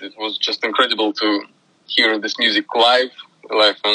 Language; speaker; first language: English; non-native, fluent; Russian